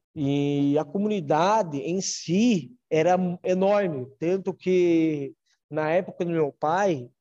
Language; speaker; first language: Portuguese; native; Portuguese